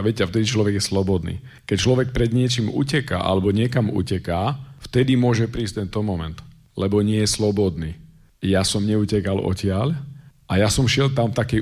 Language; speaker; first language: Slovak; native; Slovak